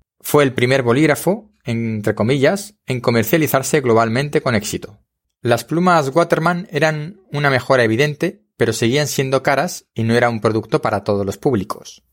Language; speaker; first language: Spanish; native; Spanish